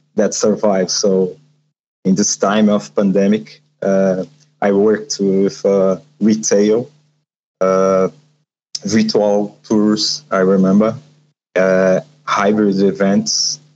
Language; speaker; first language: English; non-native, learner; Portuguese